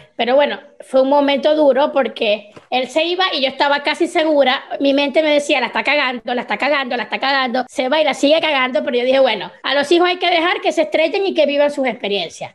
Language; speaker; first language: Spanish; native; Spanish